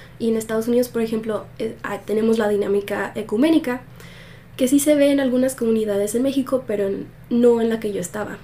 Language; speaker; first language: Spanish; early bilingual, heritage; Spanish